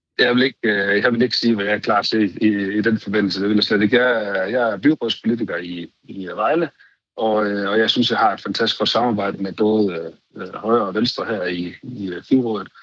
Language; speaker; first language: Danish; native; Danish